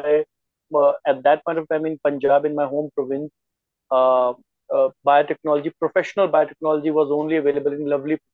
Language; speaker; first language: English; non-native, local second language; Punjabi